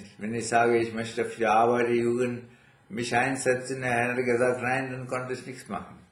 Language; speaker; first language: German; non-native, fluent; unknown